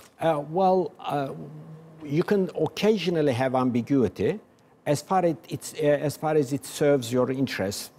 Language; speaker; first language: English; non-native, fluent; Turkish